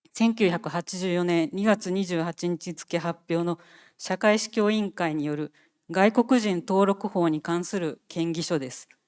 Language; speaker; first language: Japanese; native; Japanese